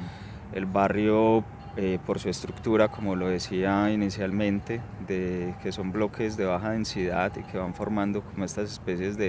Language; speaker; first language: Spanish; native; Spanish